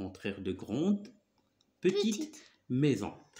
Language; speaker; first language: French; non-native, local second language; Arabic